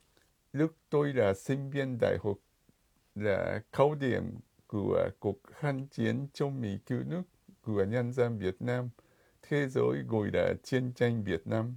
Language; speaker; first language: Vietnamese; non-native, fluent; Japanese